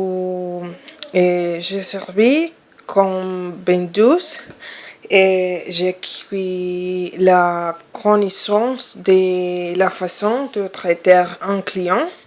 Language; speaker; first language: French; non-native, fluent; Spanish